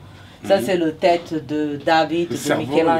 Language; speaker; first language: French; non-native, fluent; Serbian